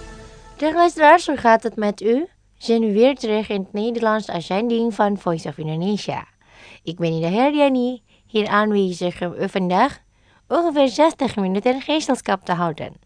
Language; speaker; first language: Dutch; non-native, fluent; Indonesian